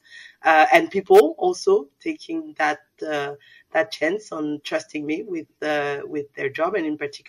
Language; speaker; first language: English; non-native, fluent; Soninke